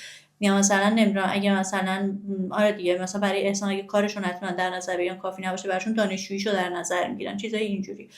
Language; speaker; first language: Persian; native; Persian